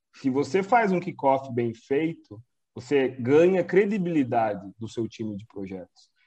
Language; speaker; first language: Portuguese; native; Portuguese